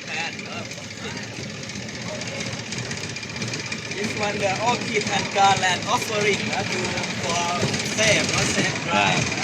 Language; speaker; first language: English; non-native, learner; Thai